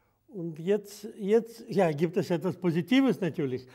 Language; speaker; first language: German; non-native, fluent; Russian